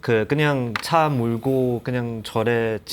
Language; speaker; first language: Korean; non-native, learner; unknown